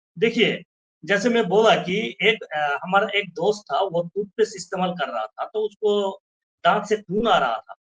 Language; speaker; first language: Hindi; non-native, fluent; Bangla